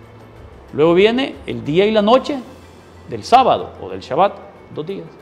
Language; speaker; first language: Spanish; native; Spanish